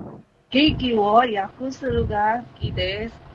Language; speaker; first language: Japanese; non-native, learner; Filipino